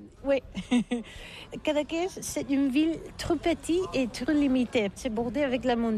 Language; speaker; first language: French; non-native, learner; Catalan